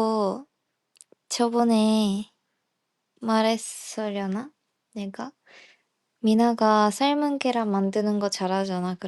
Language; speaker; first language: Korean; non-native, fluent; Japanese